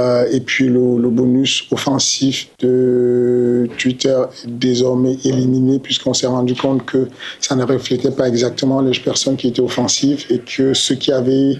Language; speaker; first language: French; native; French